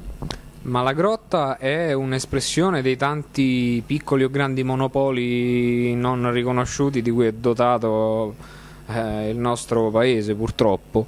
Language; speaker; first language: Italian; native; Italian